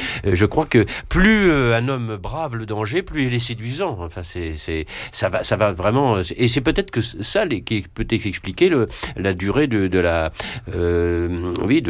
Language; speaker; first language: French; native; French